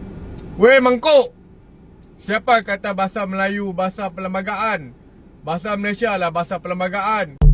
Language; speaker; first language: Malay; native; Malay